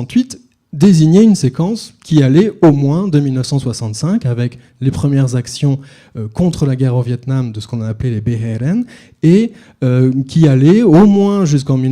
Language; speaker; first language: French; native; French